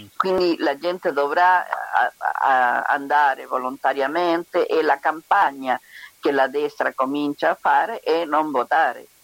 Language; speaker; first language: Italian; non-native, fluent; Spanish